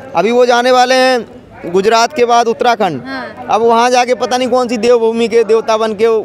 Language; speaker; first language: Hindi; native; Hindi